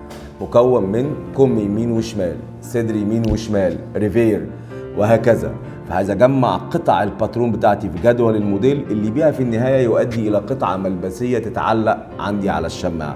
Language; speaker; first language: Arabic; native; Arabic